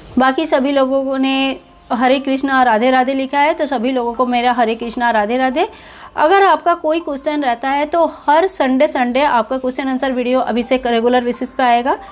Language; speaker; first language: Hindi; non-native, local second language; Bangla